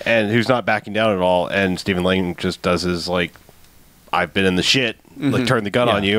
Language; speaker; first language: English; native; English